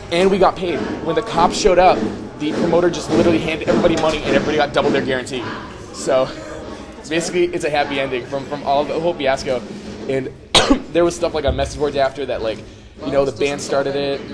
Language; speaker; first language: English; native; English